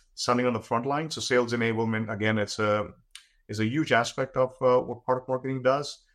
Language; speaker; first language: English; non-native, local second language; Gujarati